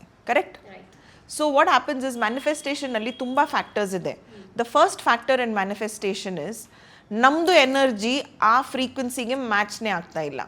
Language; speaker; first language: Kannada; non-native, local second language; Hindi